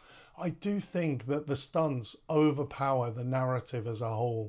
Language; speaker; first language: English; native; English